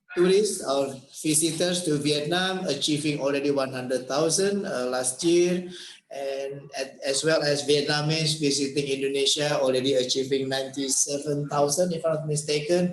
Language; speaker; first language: English; non-native, fluent; Indonesian